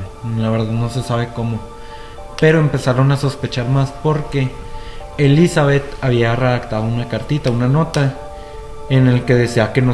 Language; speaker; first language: Spanish; native; Spanish